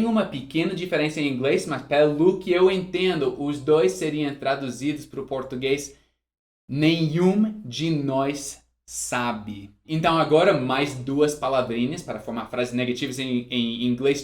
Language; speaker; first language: Portuguese; non-native, fluent; English